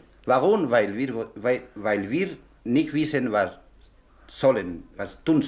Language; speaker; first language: German; non-native, learner; Spanish